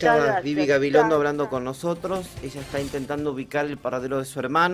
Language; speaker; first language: Spanish; native; Spanish